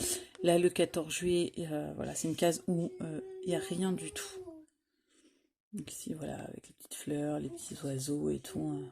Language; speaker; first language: French; native; French